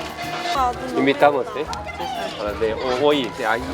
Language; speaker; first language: Spanish; non-native, learner; Korean